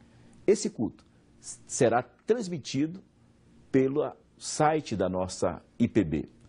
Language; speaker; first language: Portuguese; native; Portuguese